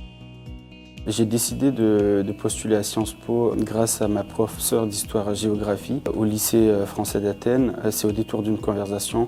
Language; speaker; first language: French; non-native, local second language; Fula